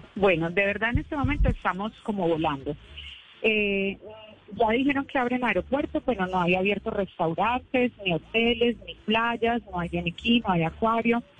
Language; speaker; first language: Spanish; native; Spanish